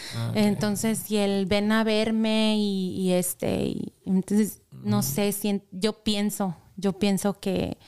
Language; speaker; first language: Spanish; native; Spanish